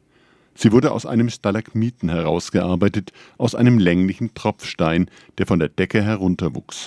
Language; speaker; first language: German; native; German